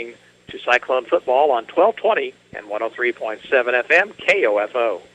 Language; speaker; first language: English; native; English